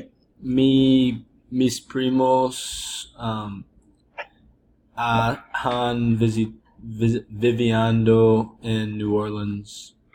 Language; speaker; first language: Spanish; non-native, learner; English